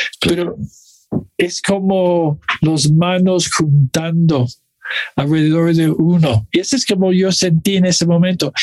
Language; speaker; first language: Spanish; non-native, fluent; English